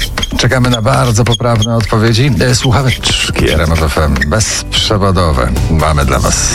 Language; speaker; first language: Polish; native; Polish